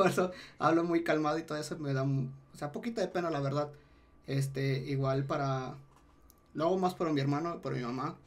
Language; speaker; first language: Spanish; native; Spanish